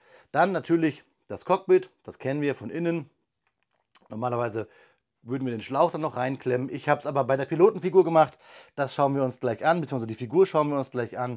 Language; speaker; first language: German; native; German